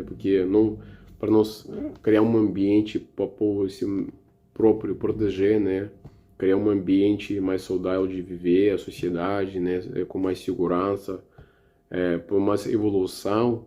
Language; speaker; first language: Portuguese; non-native, learner; Russian